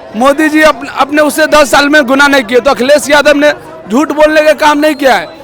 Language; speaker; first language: Hindi; native; Hindi